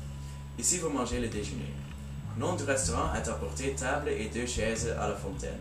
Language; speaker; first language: French; non-native, learner; Dutch